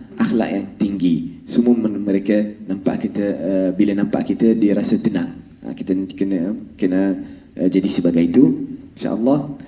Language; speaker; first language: Malay; non-native, fluent; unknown